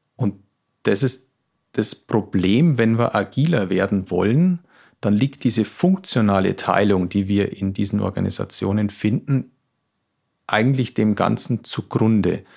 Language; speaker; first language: German; native; German